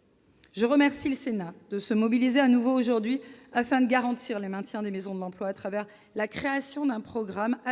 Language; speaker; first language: French; native; French